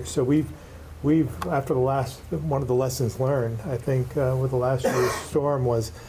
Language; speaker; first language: English; native; English